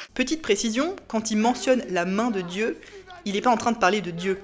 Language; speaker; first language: French; native; French